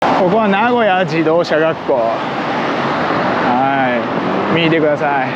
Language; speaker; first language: Japanese; native; Japanese